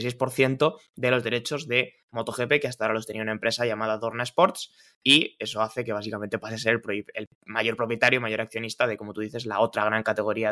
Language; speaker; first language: Spanish; native; Spanish